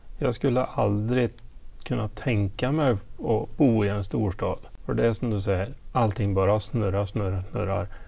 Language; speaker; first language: Swedish; native; Swedish